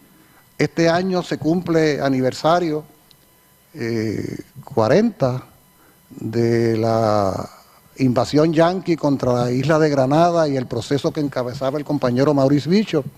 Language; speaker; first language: Spanish; native; Spanish